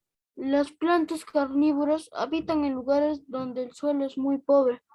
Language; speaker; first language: Spanish; native; Spanish